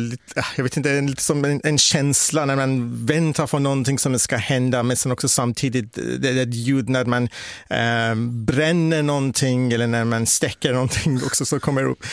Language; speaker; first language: Swedish; non-native, fluent; Persian